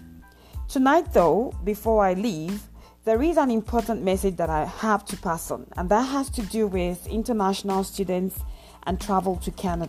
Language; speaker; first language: English; non-native, local second language; Yoruba